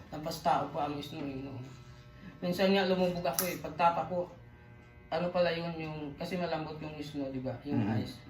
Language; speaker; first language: Filipino; non-native, local second language; Cebuano